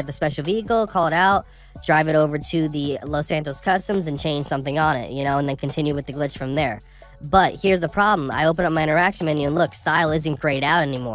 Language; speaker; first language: English; native; English